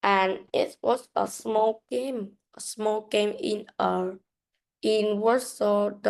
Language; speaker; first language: English; non-native, learner; Vietnamese